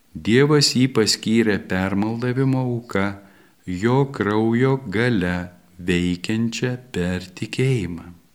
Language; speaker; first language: Lithuanian; native; Lithuanian